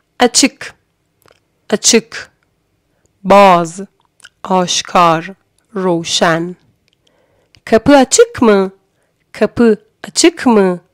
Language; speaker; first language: Turkish; non-native, fluent; Persian